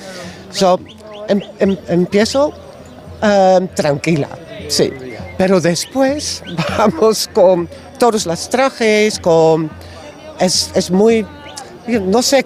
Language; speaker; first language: Spanish; non-native, learner; Dutch